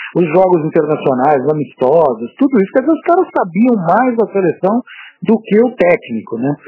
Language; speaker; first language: Portuguese; native; Portuguese